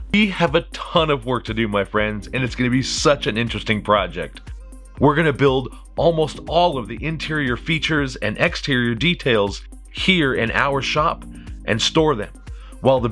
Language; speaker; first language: English; native; English